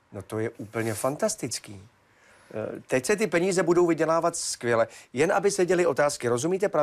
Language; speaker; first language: Czech; native; Czech